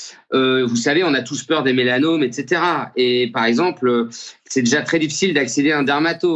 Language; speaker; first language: French; native; French